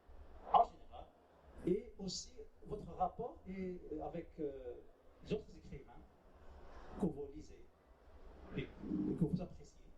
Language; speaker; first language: French; non-native, local second language; Arabic